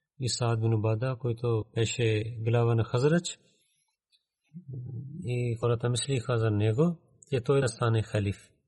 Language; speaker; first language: Bulgarian; non-native, fluent; Urdu